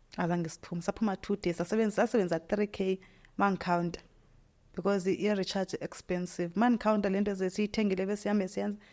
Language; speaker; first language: Zulu; non-native, local second language; Xhosa